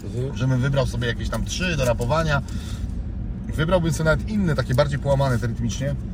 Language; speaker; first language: Polish; native; Polish